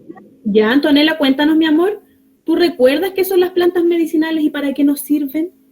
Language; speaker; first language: Spanish; native; Spanish